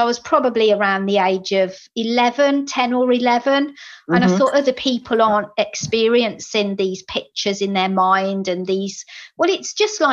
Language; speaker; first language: English; native; English